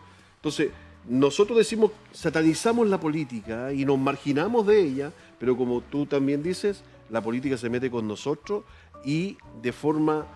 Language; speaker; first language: Spanish; native; Spanish